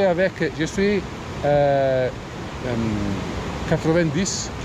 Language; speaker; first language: French; non-native, learner; Italian